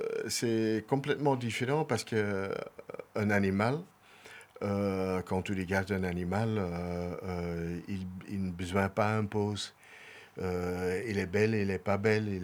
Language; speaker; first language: French; non-native, local second language; Dutch